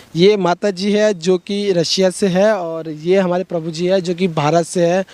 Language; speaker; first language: Hindi; native; Hindi